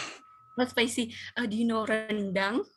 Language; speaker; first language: English; non-native, learner; Indonesian